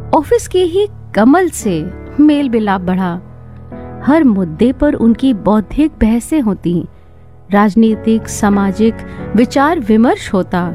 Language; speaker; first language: Hindi; native; Hindi